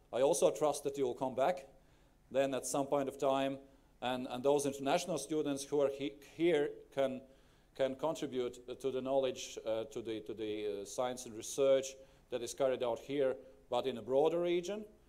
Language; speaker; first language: English; non-native, fluent; Latvian